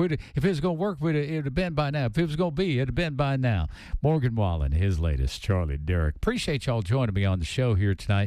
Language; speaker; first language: English; native; English